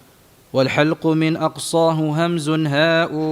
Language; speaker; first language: Arabic; non-native, fluent; Indonesian